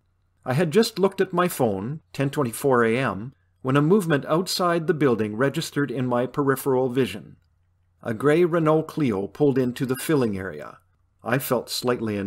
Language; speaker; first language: English; native; English